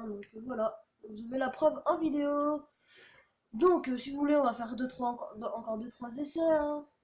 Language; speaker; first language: French; native; French